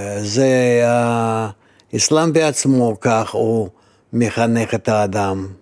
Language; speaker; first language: Hebrew; non-native, fluent; Russian